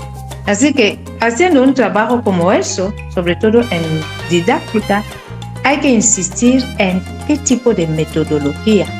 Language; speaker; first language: Spanish; non-native, fluent; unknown